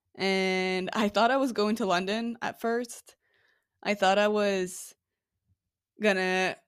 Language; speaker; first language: English; non-native, fluent; Norwegian